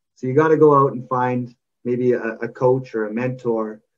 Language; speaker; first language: English; native; English